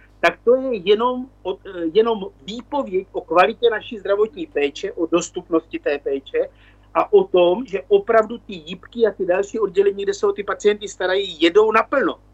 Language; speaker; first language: Czech; native; Czech